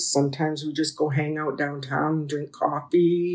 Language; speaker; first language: English; native; English